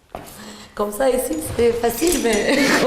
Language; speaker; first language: French; non-native, learner; Albanian